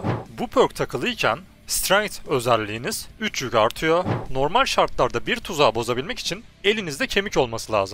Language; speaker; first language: Turkish; native; Turkish